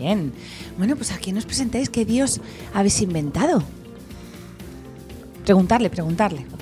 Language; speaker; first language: Spanish; native; Spanish